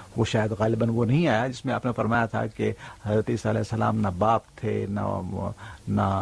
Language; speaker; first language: Urdu; native; Urdu